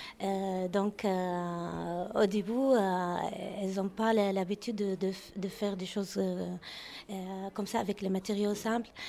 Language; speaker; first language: French; non-native, learner; Arabic